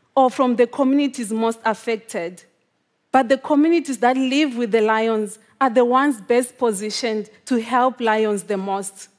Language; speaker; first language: English; non-native, local second language; Shona